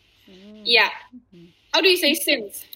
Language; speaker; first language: English; non-native, fluent; Indonesian